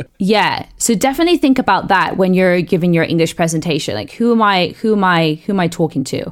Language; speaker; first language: English; native; English